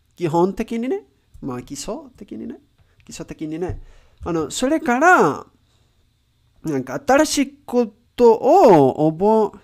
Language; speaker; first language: Japanese; non-native, learner; Spanish